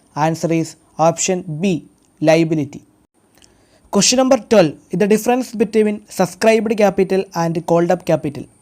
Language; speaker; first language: English; non-native, local second language; Malayalam